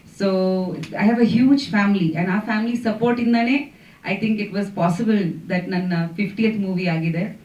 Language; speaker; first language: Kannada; non-native, fluent; Bangla